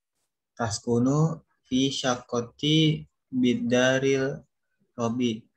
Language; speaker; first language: Arabic; non-native, learner; Indonesian